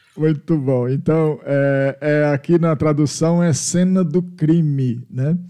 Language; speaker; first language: Portuguese; native; Portuguese